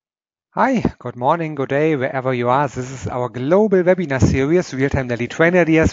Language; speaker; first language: English; non-native, fluent; German